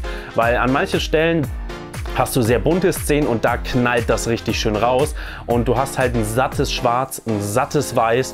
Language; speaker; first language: German; native; German